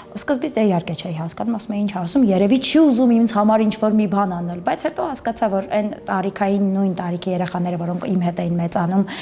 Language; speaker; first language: Armenian; native; Armenian